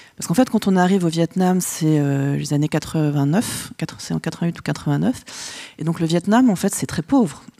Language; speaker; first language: French; early bilingual, other home language; Vietnamese